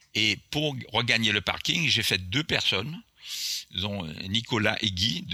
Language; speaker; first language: French; non-native, local second language; Guadeloupean Creole French